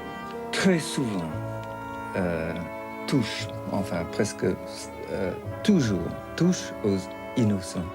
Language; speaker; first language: French; non-native, fluent; English